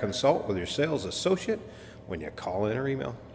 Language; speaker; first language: English; native; English